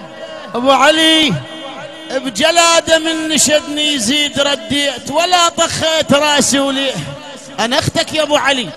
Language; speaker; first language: Arabic; native; Arabic